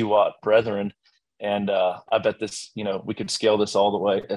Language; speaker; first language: English; native; English